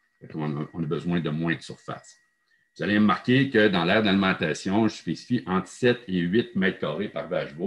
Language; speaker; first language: French; native; French